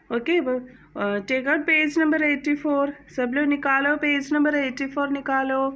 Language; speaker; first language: Hindi; non-native, local second language; Malayalam